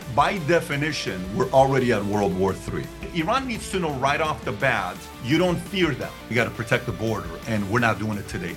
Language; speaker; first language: English; early bilingual, other home language; Persian